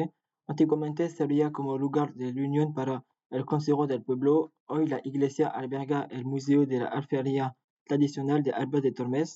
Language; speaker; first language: Spanish; non-native, learner; French